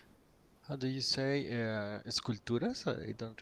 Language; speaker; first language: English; non-native, learner; Spanish